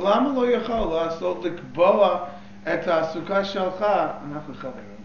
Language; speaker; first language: Hebrew; non-native, fluent; English